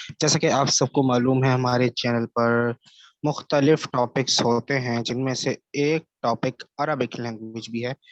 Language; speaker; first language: Urdu; native; Urdu